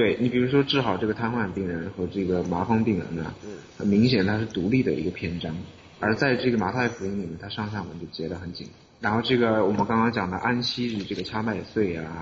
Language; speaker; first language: Chinese; native; Chinese